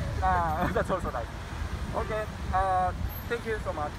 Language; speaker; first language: English; non-native, learner; Japanese